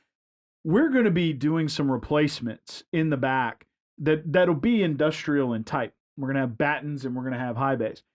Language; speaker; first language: English; native; English